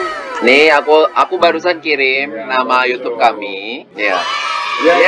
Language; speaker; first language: Indonesian; non-native, fluent; Korean